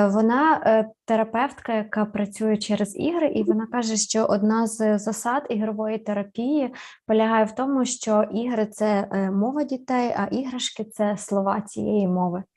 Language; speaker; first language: Ukrainian; native; Ukrainian